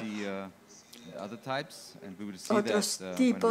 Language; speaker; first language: Spanish; non-native, learner; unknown